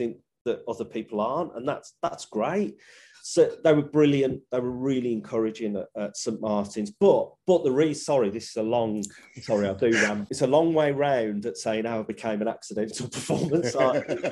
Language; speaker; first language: English; native; English